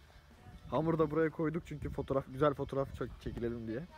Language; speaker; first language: Turkish; native; Turkish